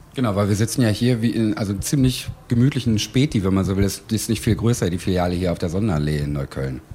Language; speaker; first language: German; native; German